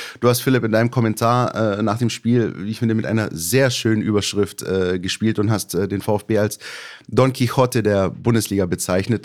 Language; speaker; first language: German; native; German